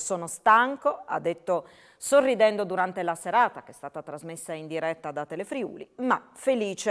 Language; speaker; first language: Italian; native; Italian